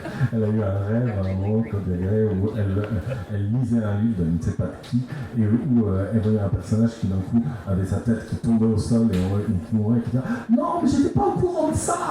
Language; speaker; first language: French; native; French